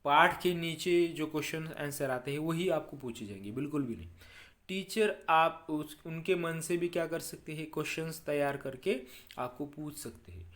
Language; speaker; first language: Hindi; non-native, local second language; Marathi